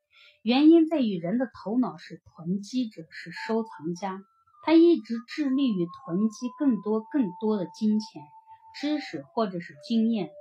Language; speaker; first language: Chinese; native; Chinese